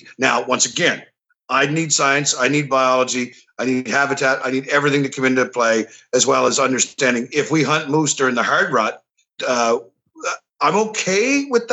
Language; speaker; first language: English; native; English